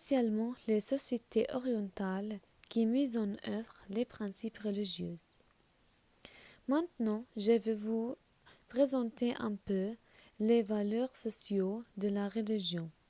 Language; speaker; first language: French; non-native, learner; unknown